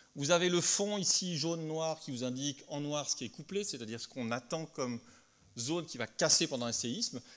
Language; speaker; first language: French; native; French